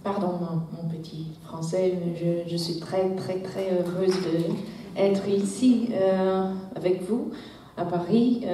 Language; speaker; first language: French; non-native, learner; Portuguese